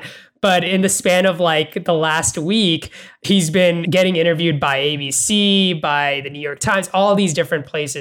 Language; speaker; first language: English; non-native, local second language; Bangla